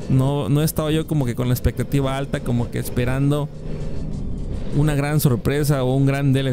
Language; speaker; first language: Spanish; native; Spanish